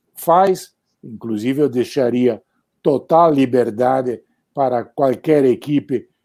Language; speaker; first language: Portuguese; non-native, fluent; Italian